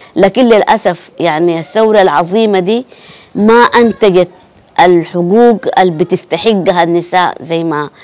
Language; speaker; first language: Arabic; native; Arabic